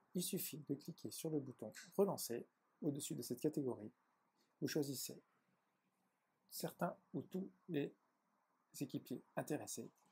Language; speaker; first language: French; native; French